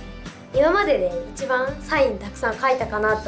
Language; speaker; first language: Japanese; native; Japanese